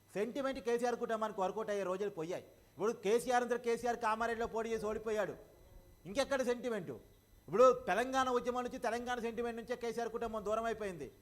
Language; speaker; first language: Telugu; native; Telugu